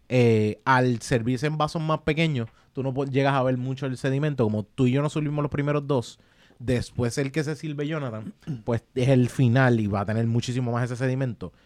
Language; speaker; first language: Spanish; native; Spanish